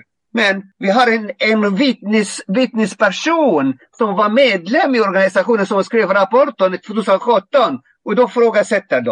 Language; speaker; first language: Swedish; non-native, fluent; Arabic